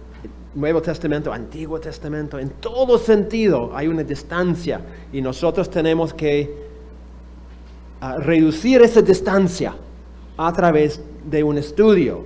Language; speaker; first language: Spanish; non-native, fluent; English